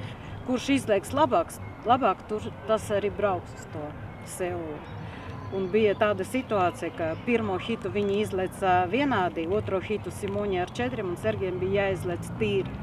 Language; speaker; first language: Latvian; non-native, local second language; Russian